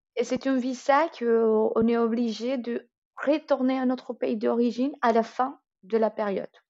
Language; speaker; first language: French; non-native, fluent; Spanish